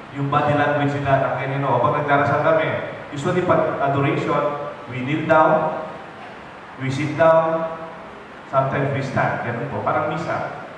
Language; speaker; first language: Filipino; non-native, local second language; Pampanga